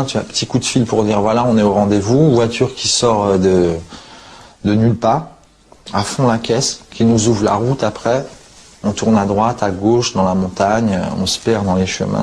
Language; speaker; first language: French; native; French